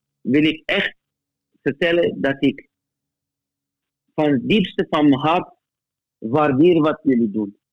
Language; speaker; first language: Dutch; non-native, fluent; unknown